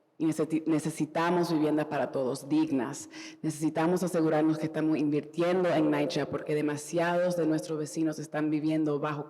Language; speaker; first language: Spanish; early bilingual, heritage; Spanish